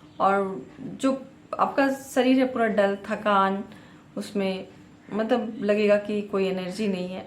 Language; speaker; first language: Hindi; native; Hindi